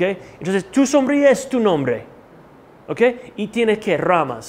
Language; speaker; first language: Spanish; non-native, fluent; English